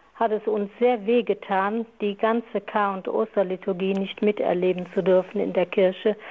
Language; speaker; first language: German; non-native, fluent; Croatian